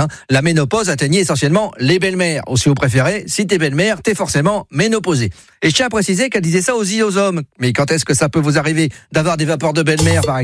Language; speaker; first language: French; native; French